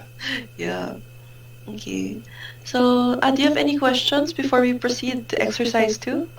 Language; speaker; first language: English; non-native, fluent; Filipino